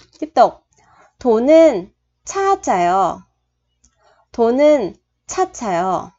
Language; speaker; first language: Korean; non-native, fluent; Vietnamese